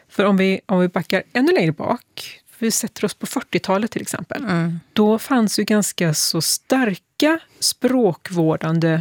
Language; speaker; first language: Swedish; native; Swedish